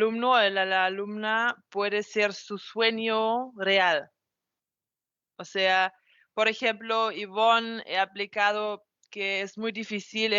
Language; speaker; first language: Spanish; non-native, fluent; German